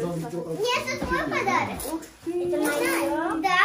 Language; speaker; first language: Russian; early bilingual, heritage; Russian